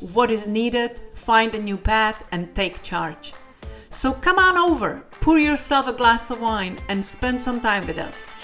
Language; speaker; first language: English; non-native, fluent; Czech